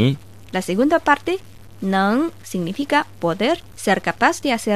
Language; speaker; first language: Spanish; non-native, fluent; Chinese